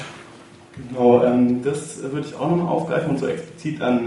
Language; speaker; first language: German; native; German